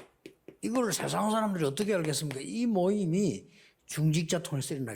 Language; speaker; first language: Korean; native; Korean